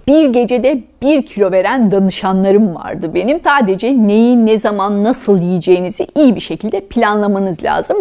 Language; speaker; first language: Turkish; native; Turkish